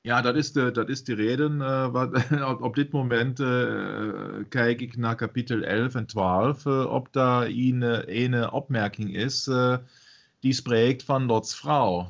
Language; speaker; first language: Dutch; non-native, fluent; German